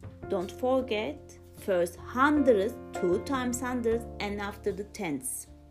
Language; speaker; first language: English; non-native, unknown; Turkish